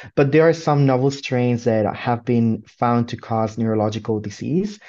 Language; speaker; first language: English; non-native, fluent; Spanish